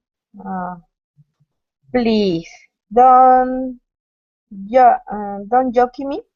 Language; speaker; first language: English; non-native, learner; Spanish